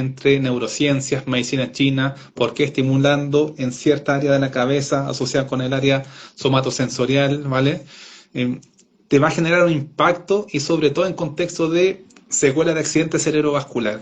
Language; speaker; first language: Spanish; native; Spanish